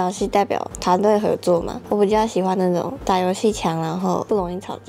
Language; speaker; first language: Chinese; native; Chinese